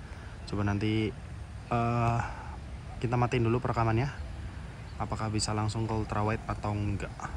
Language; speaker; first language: Indonesian; native; Indonesian